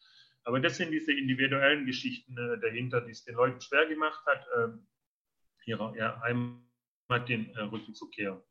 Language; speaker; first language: German; native; German